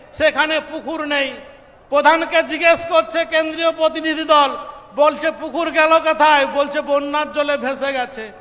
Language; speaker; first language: Bangla; native; Bangla